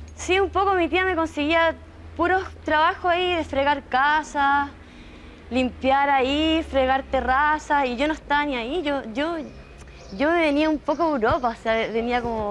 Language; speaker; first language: Spanish; native; Spanish